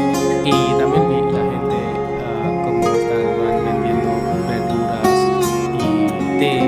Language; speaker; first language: Spanish; non-native, learner; Hindi